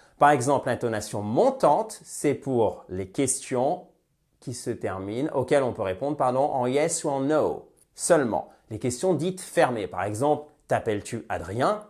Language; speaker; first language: French; native; French